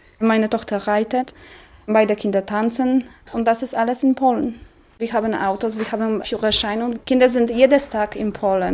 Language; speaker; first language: German; non-native, learner; Polish